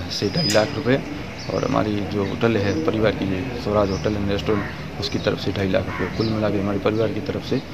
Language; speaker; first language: Hindi; native; Hindi